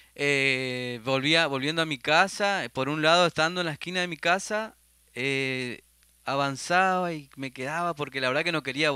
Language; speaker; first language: Spanish; native; Spanish